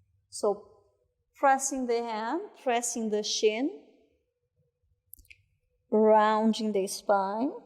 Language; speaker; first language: English; non-native, fluent; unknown